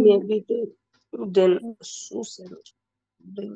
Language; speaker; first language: German; non-native, learner; Bangla